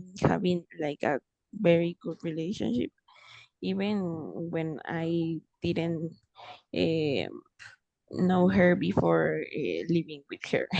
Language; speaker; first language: English; non-native, fluent; Spanish